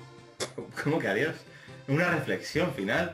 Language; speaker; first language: Spanish; native; Spanish